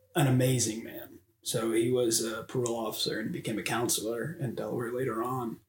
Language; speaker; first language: English; native; English